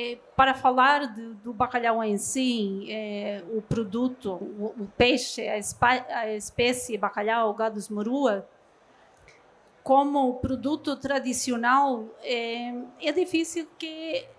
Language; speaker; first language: Portuguese; non-native, fluent; Norwegian